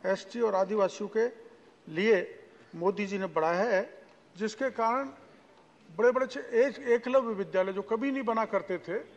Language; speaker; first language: Hindi; native; Hindi